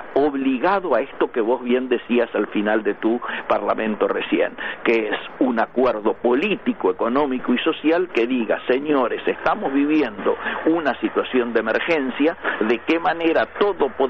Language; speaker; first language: Spanish; native; Spanish